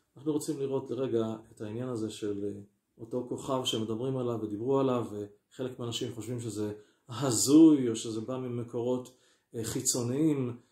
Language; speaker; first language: Hebrew; native; Hebrew